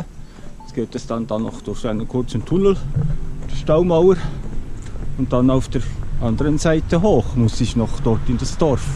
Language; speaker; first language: German; native; German